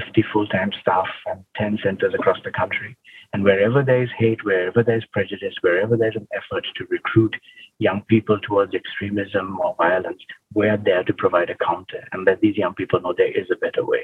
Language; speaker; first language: English; non-native, local second language; Sinhala